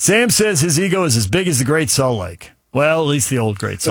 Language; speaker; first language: English; native; English